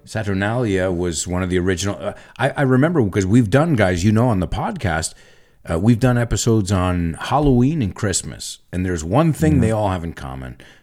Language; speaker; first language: English; native; English